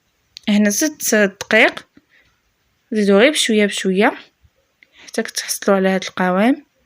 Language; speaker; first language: Arabic; native; Arabic